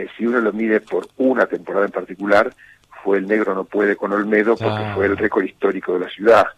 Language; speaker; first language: Spanish; native; Spanish